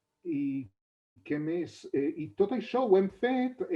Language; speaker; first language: Catalan; non-native, fluent; Hebrew